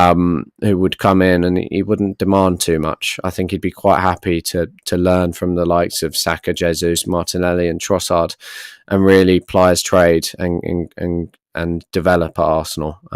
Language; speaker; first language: English; native; English